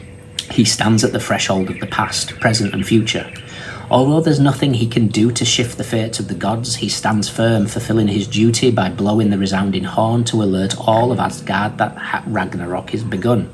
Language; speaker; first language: English; native; English